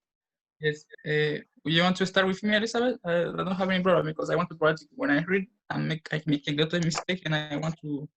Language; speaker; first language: English; non-native, learner; Spanish